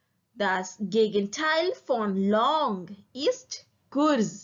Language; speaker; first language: German; non-native, learner; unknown